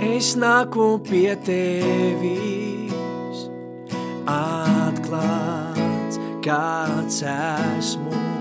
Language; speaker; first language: Latvian; non-native, local second language; Russian